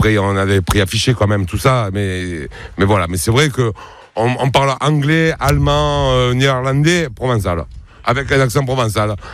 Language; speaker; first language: French; native; French